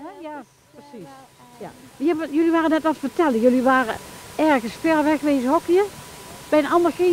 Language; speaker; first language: Dutch; native; Dutch